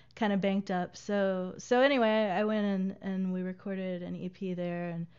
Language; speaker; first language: English; native; English